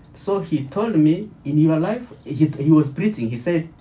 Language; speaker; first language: English; non-native, learner; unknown